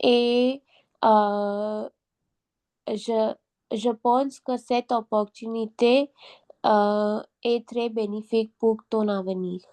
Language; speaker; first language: French; non-native, learner; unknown